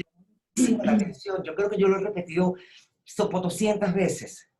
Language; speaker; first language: Spanish; native; Spanish